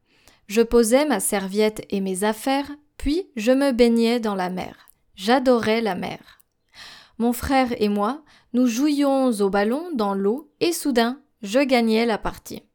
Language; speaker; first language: French; non-native, fluent; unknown